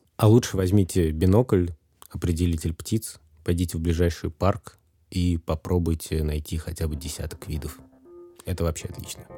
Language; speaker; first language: Russian; native; Russian